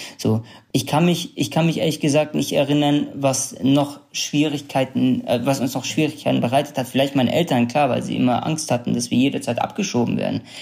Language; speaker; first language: German; early bilingual, other home language; Kurdish